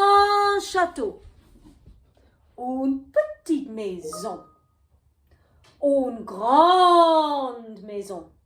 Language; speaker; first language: French; non-native, fluent; English